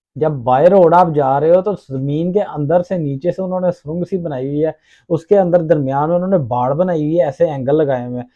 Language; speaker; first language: Urdu; non-native, local second language; Punjabi